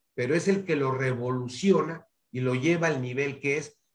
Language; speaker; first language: Spanish; native; Spanish